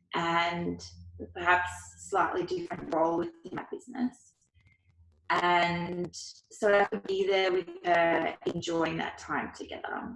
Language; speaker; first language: English; early bilingual, other home language; Ukrainian